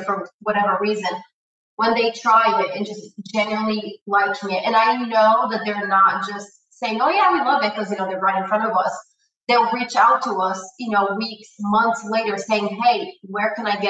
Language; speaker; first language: English; non-native, fluent; Portuguese